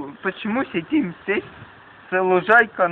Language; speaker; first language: Russian; non-native, learner; Estonian